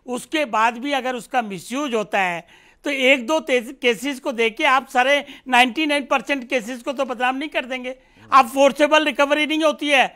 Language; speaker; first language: Hindi; native; Hindi